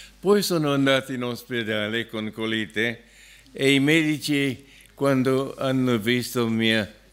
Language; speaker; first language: Italian; non-native, fluent; English